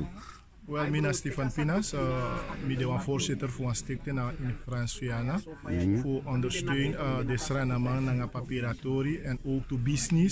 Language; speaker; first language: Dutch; non-native, learner; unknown